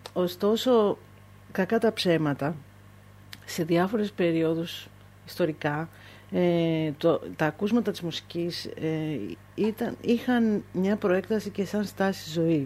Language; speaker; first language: Greek; native; Greek